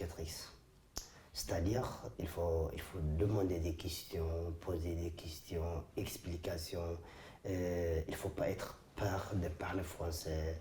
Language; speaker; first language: French; non-native, fluent; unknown